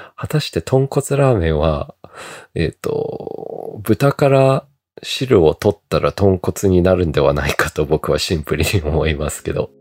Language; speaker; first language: Japanese; early bilingual, heritage; Japanese